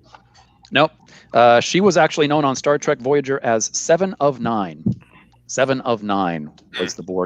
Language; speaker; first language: English; native; English